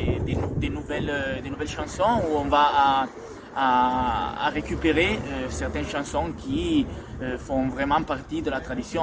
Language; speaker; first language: French; non-native, local second language; Italian